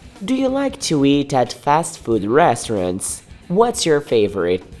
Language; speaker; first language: English; non-native, fluent; Portuguese